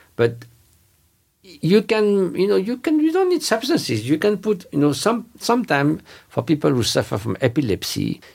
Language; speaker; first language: English; non-native, fluent; French